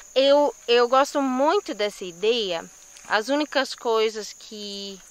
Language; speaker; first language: Portuguese; non-native, fluent; English